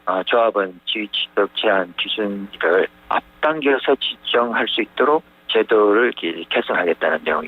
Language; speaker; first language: Korean; native; Korean